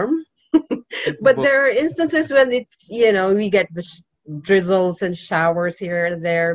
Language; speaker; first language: English; non-native, local second language; Cebuano